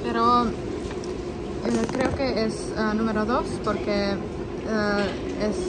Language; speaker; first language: Spanish; non-native, learner; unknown